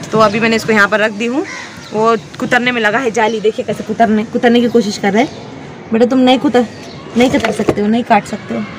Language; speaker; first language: Hindi; non-native, local second language; Urdu